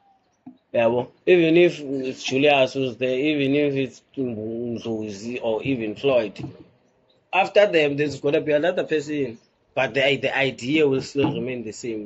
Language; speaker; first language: English; non-native, local second language; Xhosa